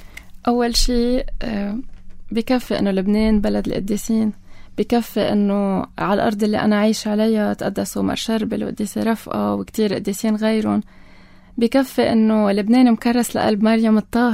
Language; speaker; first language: Arabic; native; Arabic